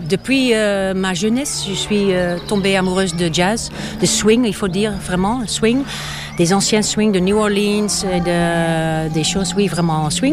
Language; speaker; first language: French; non-native, fluent; Dutch